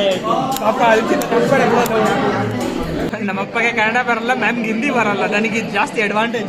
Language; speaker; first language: Kannada; non-native, local second language; Hindi